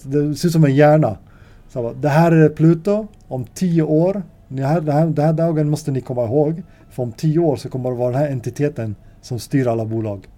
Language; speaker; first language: Swedish; native; Swedish